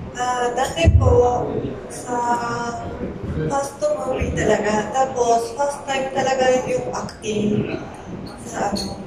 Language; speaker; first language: Filipino; non-native, learner; Japanese